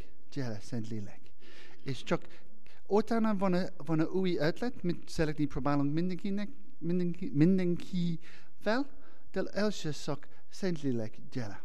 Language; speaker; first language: Hungarian; non-native, learner; English